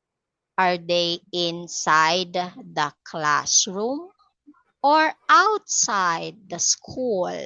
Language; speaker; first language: English; non-native, fluent; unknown